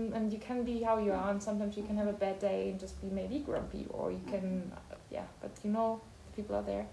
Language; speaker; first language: English; non-native, fluent; German